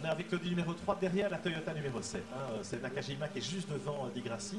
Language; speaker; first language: French; native; French